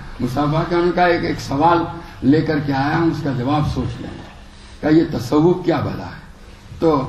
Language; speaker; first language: Urdu; non-native, local second language; Gujarati